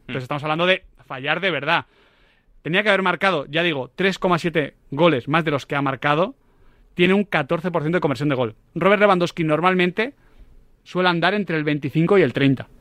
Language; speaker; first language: Spanish; native; Spanish